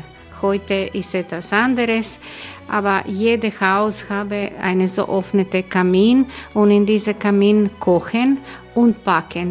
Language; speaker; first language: German; non-native, learner; Croatian